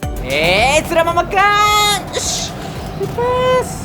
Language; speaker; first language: Indonesian; non-native, learner; Japanese